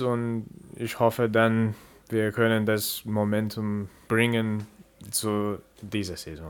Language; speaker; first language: German; non-native, learner; English